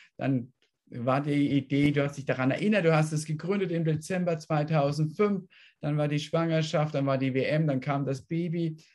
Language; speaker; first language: German; native; German